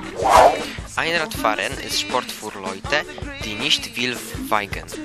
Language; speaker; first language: German; non-native, learner; Polish